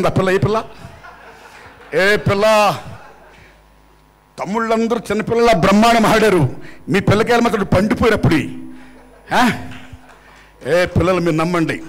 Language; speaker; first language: Telugu; native; Telugu